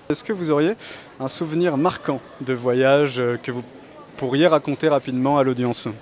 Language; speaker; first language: French; native; French